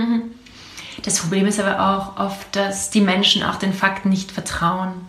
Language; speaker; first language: German; native; German